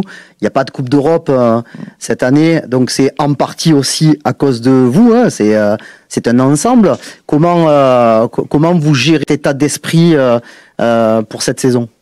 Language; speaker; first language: French; native; French